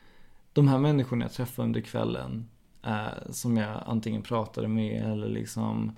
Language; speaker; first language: Swedish; native; Swedish